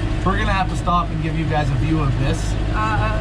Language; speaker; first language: English; native; English